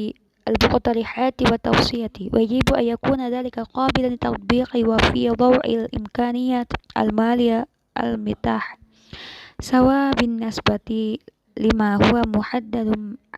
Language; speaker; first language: Arabic; non-native, learner; Indonesian